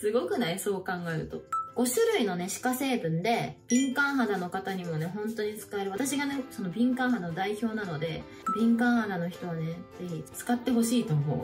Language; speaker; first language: Japanese; native; Japanese